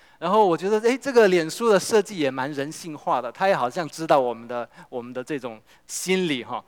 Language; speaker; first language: Chinese; non-native, local second language; Min Nan Chinese